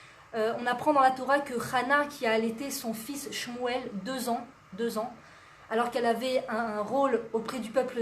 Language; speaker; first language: French; native; French